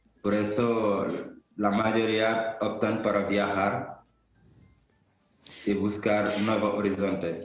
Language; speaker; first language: Spanish; non-native, fluent; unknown